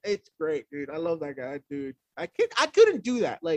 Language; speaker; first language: English; native; English